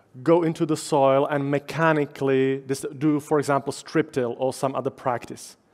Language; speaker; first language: English; non-native, fluent; Czech